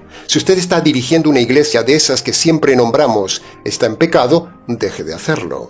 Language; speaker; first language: Spanish; native; Spanish